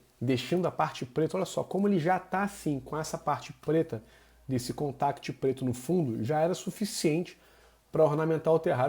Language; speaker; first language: Portuguese; native; Portuguese